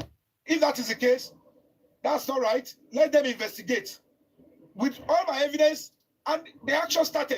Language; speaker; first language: English; non-native, local second language; Yoruba